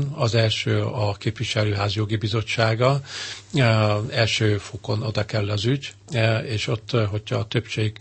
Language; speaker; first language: Hungarian; native; Hungarian